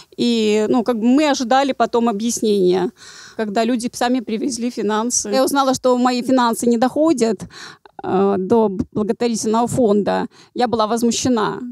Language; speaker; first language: Russian; native; Russian